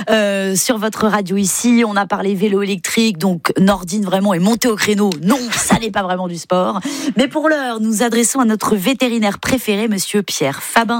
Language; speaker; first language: French; native; French